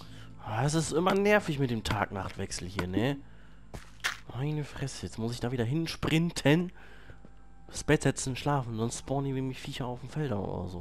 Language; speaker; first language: German; native; German